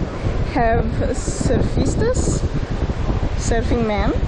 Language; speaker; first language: English; non-native, learner; Portuguese